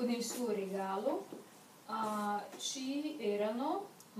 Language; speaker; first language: Italian; non-native, learner; Russian